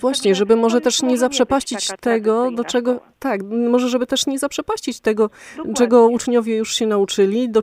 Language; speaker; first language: Polish; native; Polish